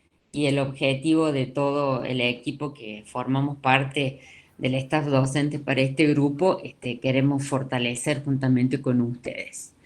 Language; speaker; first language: Spanish; native; Spanish